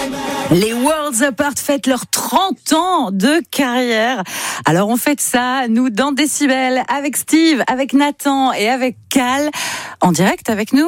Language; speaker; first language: French; native; French